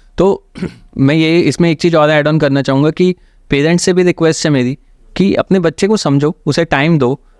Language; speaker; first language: Hindi; native; Hindi